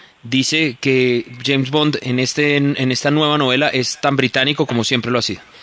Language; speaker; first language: Spanish; native; Spanish